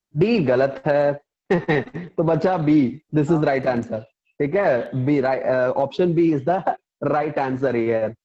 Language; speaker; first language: Hindi; non-native, local second language; Punjabi